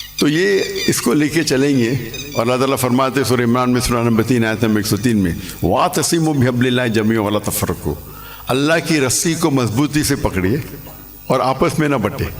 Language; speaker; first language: Urdu; non-native, local second language; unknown